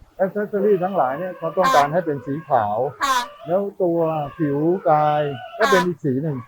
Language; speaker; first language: Thai; native; Thai